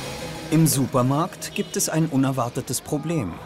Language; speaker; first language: German; native; German